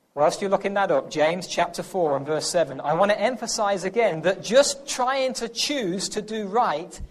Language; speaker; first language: English; native; English